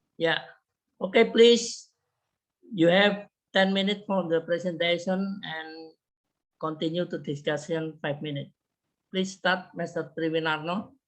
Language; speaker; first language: English; non-native, learner; Indonesian